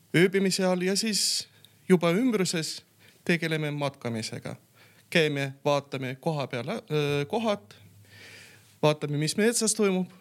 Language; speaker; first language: Estonian; non-native, local second language; Russian